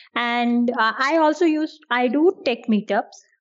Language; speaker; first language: English; non-native, local second language; Hindi